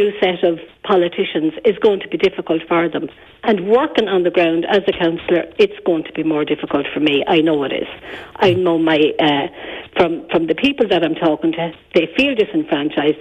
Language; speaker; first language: English; native; English